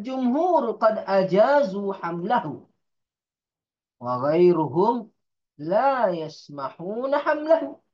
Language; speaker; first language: Arabic; non-native, fluent; Indonesian